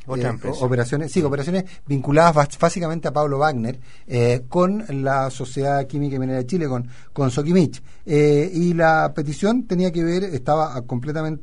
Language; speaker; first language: Spanish; native; Spanish